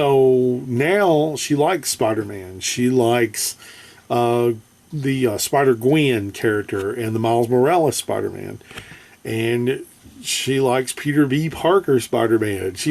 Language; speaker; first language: English; native; English